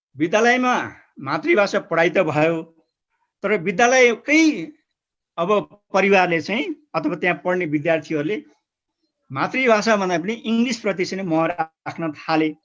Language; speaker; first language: Nepali; non-native, local second language; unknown